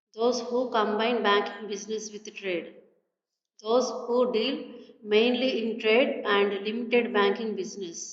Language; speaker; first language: English; non-native, local second language; Telugu